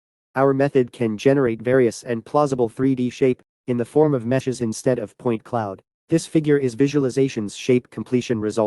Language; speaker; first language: English; non-native, fluent; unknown